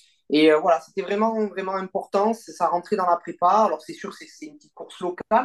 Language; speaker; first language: French; native; French